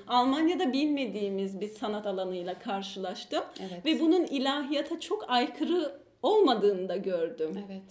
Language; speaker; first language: Turkish; early bilingual, heritage; Turkish